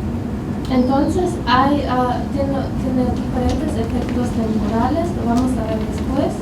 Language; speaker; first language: Spanish; non-native, fluent; German